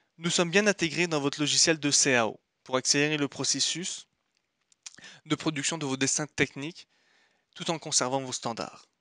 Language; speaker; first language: French; native; French